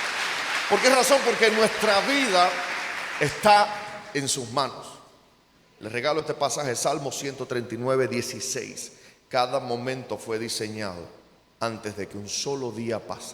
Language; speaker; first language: Spanish; native; Spanish